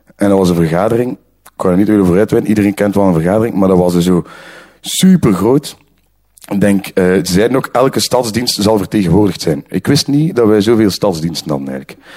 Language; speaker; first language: Dutch; native; Dutch